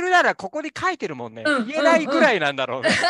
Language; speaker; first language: Japanese; native; Japanese